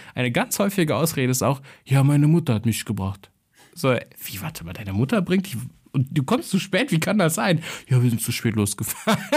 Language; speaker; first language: German; early bilingual, other home language; Albanian